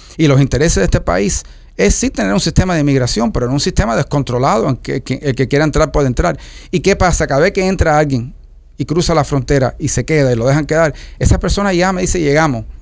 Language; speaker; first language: Spanish; early bilingual, heritage; Spanish